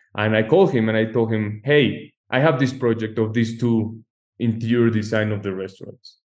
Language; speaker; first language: English; non-native, fluent; Spanish